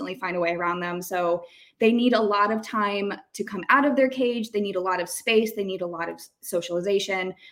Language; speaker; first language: English; native; English